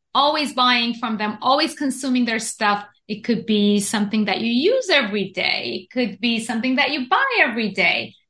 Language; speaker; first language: English; non-native, fluent; Persian